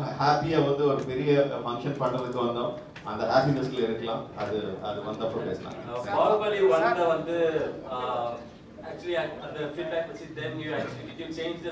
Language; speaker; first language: Tamil; non-native, local second language; Telugu